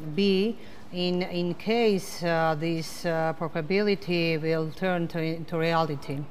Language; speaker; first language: English; non-native, fluent; Georgian